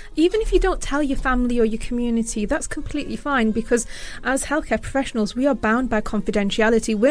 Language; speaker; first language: English; early bilingual, other home language; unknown